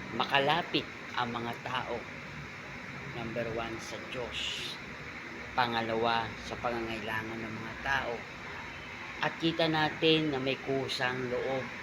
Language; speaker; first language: Filipino; native; Filipino